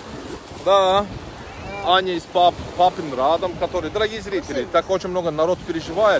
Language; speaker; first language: Russian; non-native, learner; Turkish